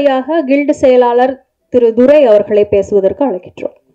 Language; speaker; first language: Tamil; native; Tamil